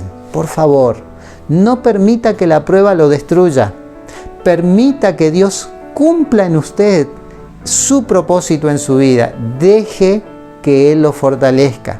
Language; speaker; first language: Spanish; native; Spanish